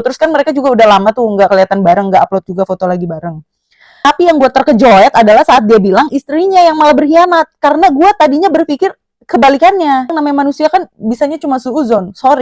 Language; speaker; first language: Indonesian; native; Indonesian